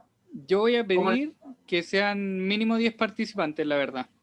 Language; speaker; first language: Spanish; native; Spanish